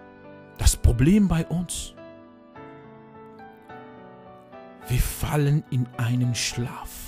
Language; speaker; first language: German; non-native, fluent; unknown